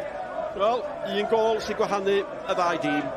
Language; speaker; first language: Welsh; native; Welsh